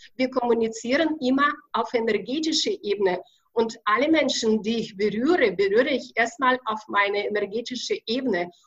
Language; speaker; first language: German; non-native, fluent; Russian